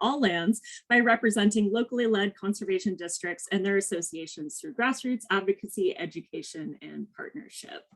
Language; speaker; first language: English; native; English